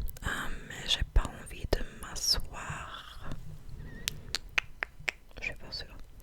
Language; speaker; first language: French; non-native, fluent; English